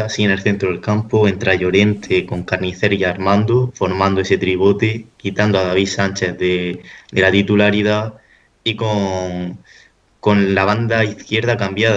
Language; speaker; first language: Spanish; native; Spanish